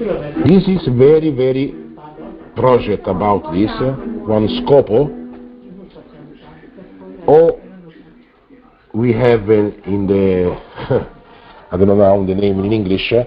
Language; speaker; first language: English; non-native, learner; Italian